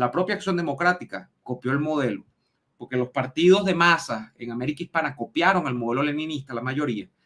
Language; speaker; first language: Spanish; native; Spanish